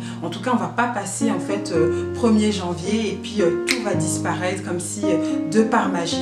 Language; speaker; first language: French; native; French